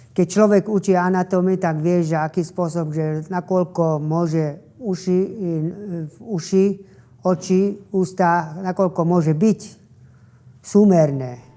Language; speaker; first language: Slovak; non-native, local second language; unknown